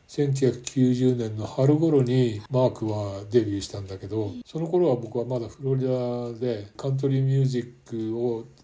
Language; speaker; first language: Japanese; native; Japanese